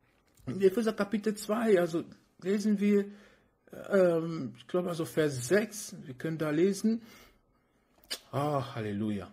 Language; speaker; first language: German; non-native, fluent; French